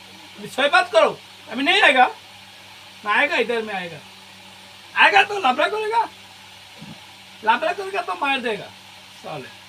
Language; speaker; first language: Hindi; non-native, learner; Bangla